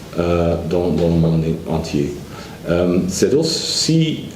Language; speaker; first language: French; non-native, learner; Dutch